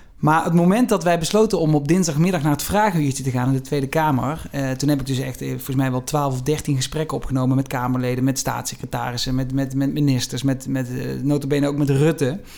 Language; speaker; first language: Dutch; native; Dutch